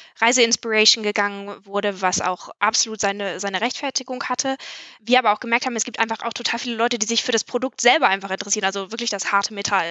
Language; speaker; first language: German; native; German